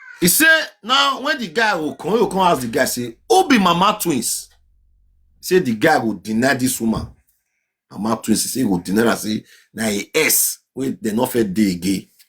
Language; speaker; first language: Nigerian Pidgin; native; Nigerian Pidgin